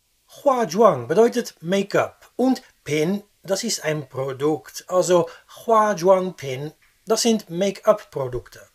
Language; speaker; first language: German; non-native, fluent; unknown